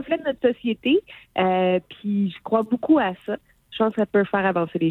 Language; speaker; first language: French; native; French